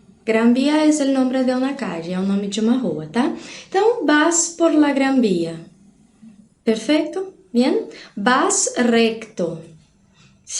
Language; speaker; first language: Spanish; non-native, fluent; Portuguese